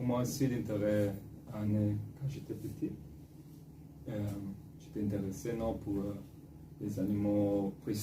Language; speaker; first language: French; non-native, fluent; Italian